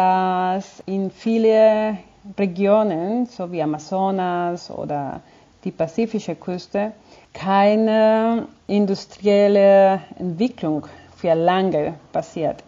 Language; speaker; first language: German; non-native, fluent; Spanish